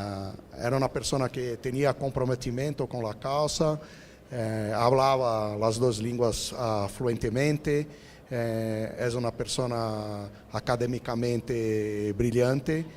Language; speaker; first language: Spanish; non-native, fluent; Portuguese